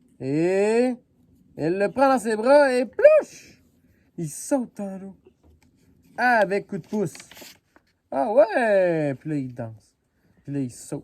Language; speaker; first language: French; native; French